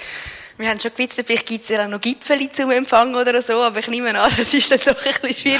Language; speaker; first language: German; native; German